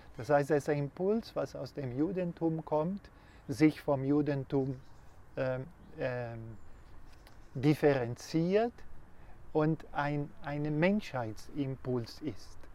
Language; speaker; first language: German; non-native, fluent; Portuguese